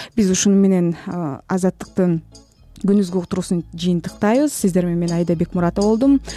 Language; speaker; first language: Kyrgyz; native; Kyrgyz